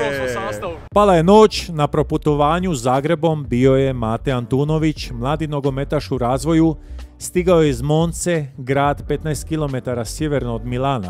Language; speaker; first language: Croatian; native; Croatian